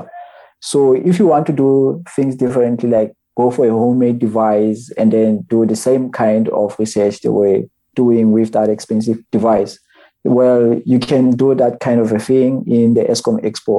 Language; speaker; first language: English; non-native, local second language; Southern Sotho